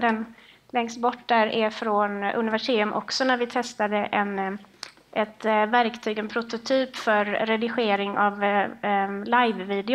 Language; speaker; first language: Swedish; native; Swedish